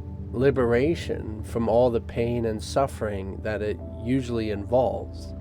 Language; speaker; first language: English; native; English